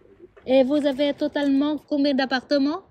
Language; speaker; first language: French; non-native, learner; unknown